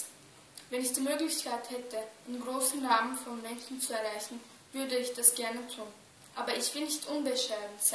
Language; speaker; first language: German; early bilingual, other home language; Turkish